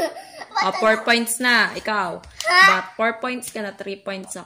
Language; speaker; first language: Filipino; native; Filipino